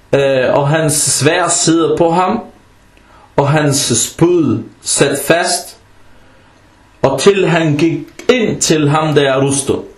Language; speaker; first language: Danish; early bilingual, other home language; Arabic